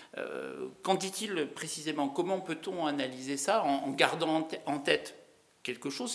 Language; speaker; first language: French; native; French